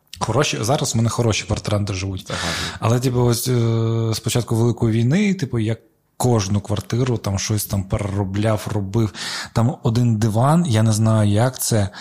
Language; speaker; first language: Ukrainian; non-native, local second language; Russian